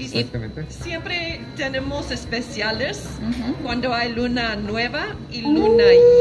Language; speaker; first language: Spanish; non-native, fluent; English